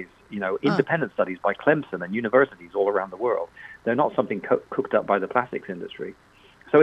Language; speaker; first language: English; native; English